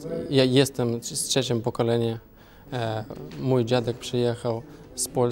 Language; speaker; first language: Polish; early bilingual, heritage; Polish